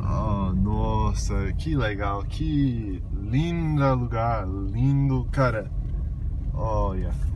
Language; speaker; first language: Portuguese; non-native, fluent; English